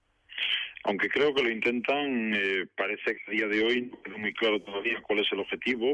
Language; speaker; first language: Spanish; native; Spanish